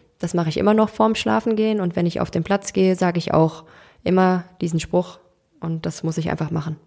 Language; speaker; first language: German; early bilingual, other home language; Turkish